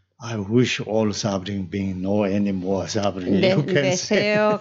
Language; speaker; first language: English; non-native, learner; Tibetan